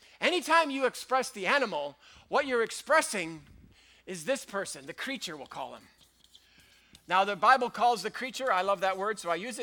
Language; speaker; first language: English; native; English